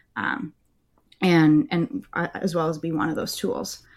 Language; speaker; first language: English; early bilingual, other home language; Spanish